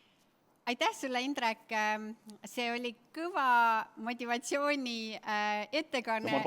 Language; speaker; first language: Estonian; native; Estonian